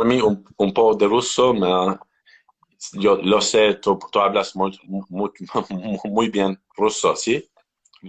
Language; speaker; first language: Spanish; non-native, learner; Turkish